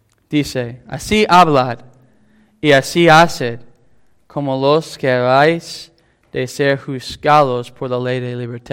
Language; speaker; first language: Spanish; non-native, fluent; English